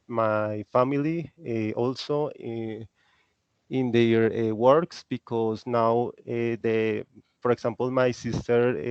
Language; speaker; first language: English; non-native, learner; Spanish